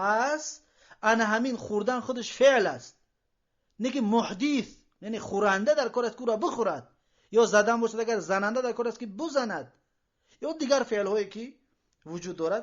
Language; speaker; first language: Persian; native; Persian